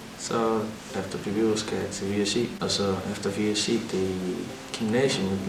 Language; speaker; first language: Danish; non-native, learner; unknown